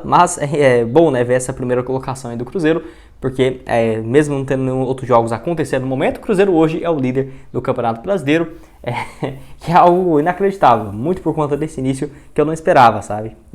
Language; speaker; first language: Portuguese; native; Portuguese